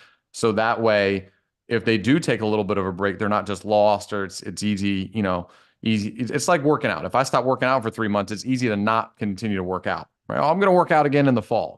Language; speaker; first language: English; native; English